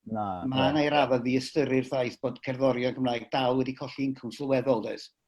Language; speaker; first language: Welsh; native; Welsh